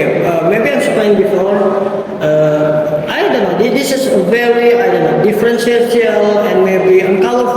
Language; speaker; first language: English; non-native, learner; Indonesian